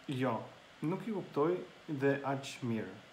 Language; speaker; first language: Albanian; non-native, learner; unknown